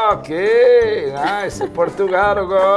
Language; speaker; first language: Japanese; non-native, learner; Portuguese